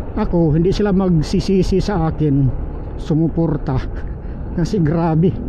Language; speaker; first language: Filipino; non-native, local second language; Cebuano